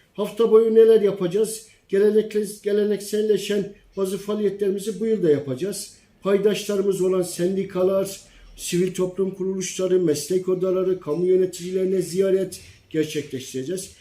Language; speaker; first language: Turkish; native; Turkish